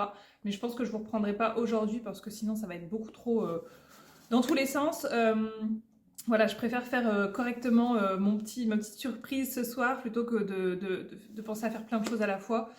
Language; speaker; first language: French; native; French